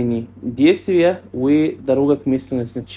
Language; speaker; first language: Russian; non-native, fluent; Arabic